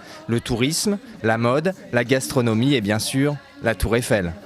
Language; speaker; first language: French; native; French